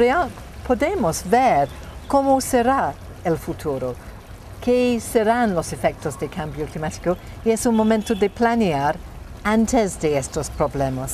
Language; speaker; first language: Spanish; non-native, fluent; English